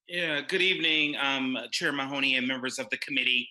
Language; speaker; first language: English; native; English